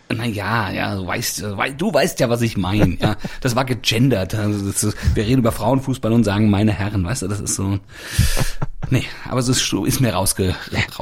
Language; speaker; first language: German; native; German